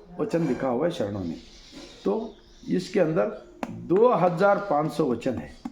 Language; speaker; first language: Hindi; non-native, local second language; Kannada